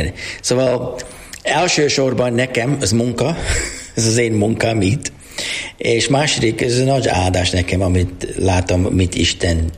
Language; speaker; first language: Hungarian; non-native, learner; English